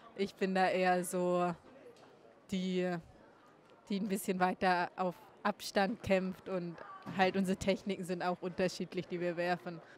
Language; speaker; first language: German; native; German